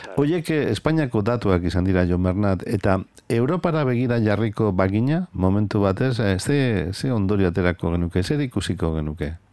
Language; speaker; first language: Basque; native; Basque